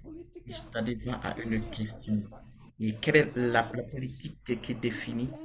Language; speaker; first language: French; non-native, fluent; Portuguese